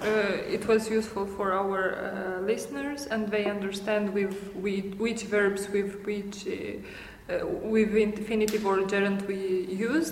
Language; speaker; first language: English; non-native, learner; Romanian